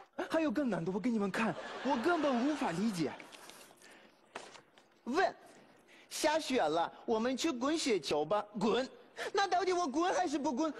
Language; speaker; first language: Chinese; non-native, fluent; Russian